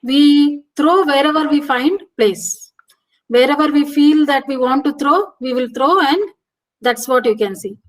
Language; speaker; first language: English; non-native, local second language; Kannada